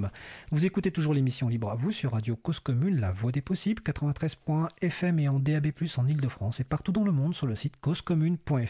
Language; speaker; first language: French; native; French